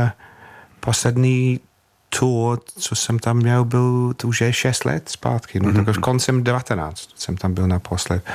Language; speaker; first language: Czech; non-native, fluent; English